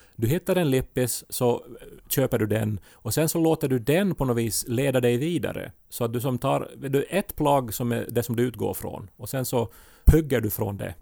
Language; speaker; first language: Swedish; native; Swedish